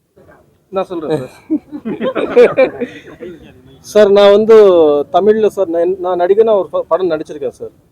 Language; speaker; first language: Tamil; non-native, fluent; Telugu